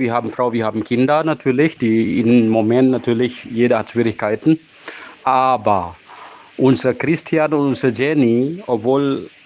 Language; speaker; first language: German; non-native, fluent; Indonesian